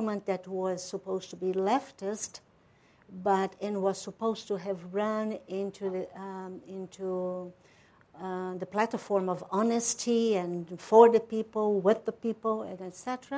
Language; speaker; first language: English; non-native, fluent; Portuguese